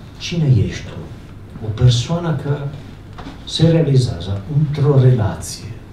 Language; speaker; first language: Romanian; non-native, fluent; Italian